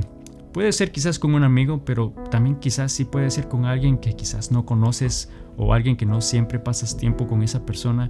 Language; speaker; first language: Spanish; native; Spanish